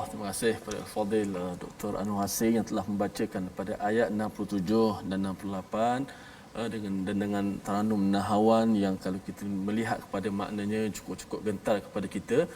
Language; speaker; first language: Malay; native; Malay